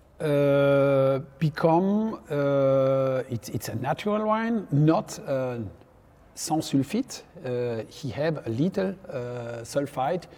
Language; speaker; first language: English; non-native, learner; French